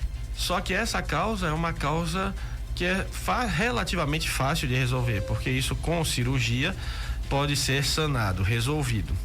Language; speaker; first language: Portuguese; native; Portuguese